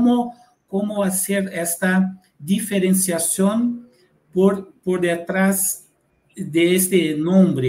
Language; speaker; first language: Spanish; non-native, fluent; Portuguese